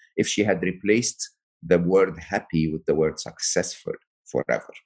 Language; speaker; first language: English; non-native, fluent; Arabic